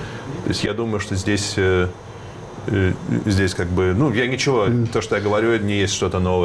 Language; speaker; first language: Russian; native; Russian